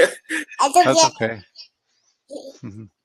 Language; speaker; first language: English; non-native, fluent; Spanish